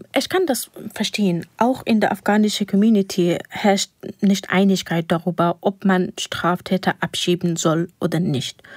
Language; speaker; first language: German; non-native, fluent; Persian